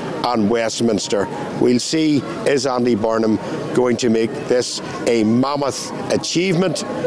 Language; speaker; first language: English; native; English